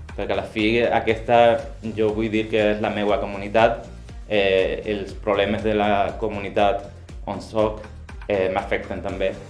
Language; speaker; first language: Catalan; non-native, local second language; Spanish